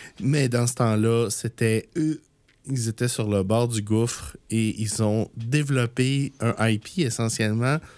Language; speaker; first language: French; native; French